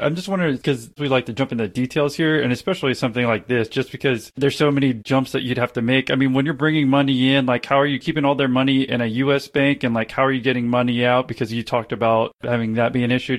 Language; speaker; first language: English; native; English